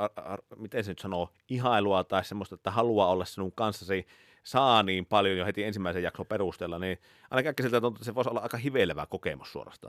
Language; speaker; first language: Finnish; native; Finnish